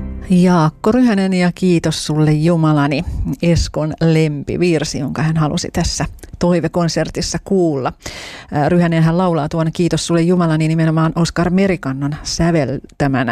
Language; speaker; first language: Finnish; native; Finnish